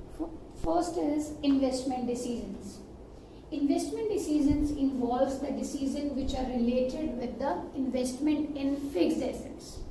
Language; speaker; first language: English; non-native, local second language; Hindi